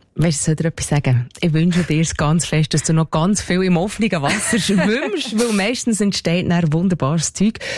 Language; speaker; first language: German; native; German